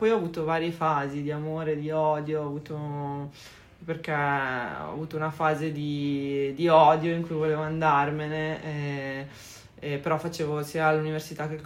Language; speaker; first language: Italian; native; Italian